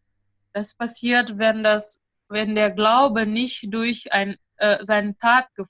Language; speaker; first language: German; non-native, fluent; Indonesian